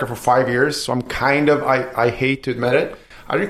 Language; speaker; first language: English; non-native, fluent; Swedish